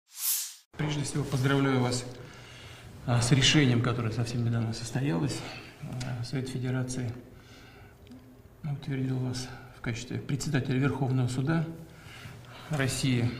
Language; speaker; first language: Russian; native; Russian